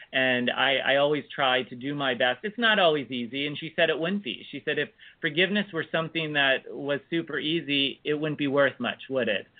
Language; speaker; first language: English; native; English